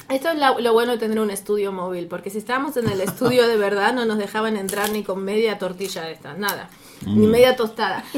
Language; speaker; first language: Spanish; early bilingual, other home language; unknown